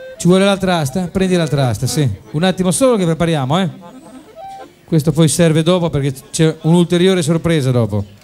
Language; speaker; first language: Italian; native; Italian